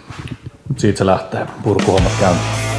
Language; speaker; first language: Finnish; native; Finnish